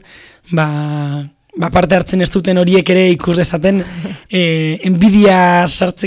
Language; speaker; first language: Basque; native; Basque